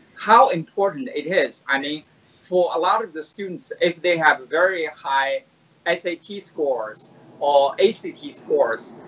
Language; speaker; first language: English; non-native, fluent; Chinese